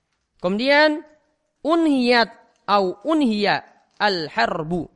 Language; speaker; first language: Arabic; non-native, fluent; Indonesian